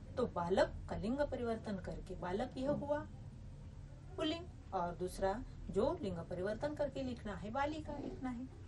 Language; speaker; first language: Hindi; non-native, local second language; Marathi